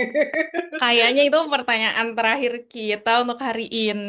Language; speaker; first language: Indonesian; native; Indonesian